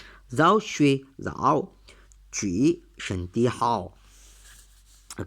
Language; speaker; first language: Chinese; non-native, learner; Malay